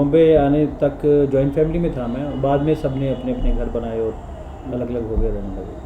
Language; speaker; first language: Hindi; non-native, local second language; Punjabi